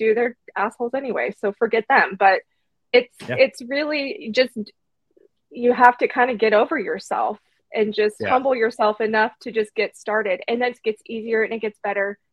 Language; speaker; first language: English; native; English